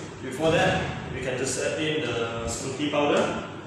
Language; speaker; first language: English; non-native, local second language; Chinese